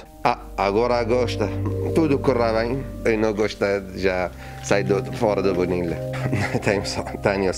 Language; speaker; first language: Portuguese; non-native, learner; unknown